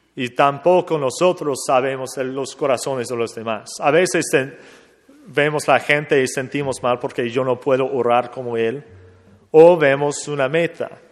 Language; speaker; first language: Spanish; non-native, fluent; English